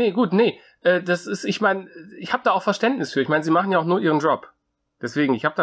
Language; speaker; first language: German; native; German